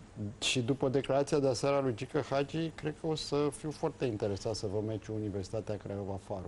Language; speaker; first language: Romanian; native; Romanian